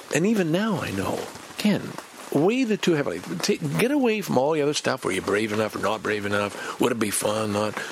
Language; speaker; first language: English; native; English